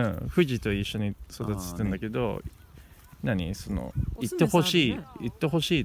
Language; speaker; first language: Japanese; non-native, fluent; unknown